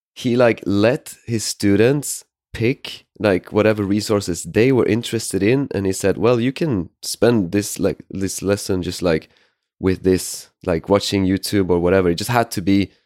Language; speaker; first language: English; non-native, fluent; Swedish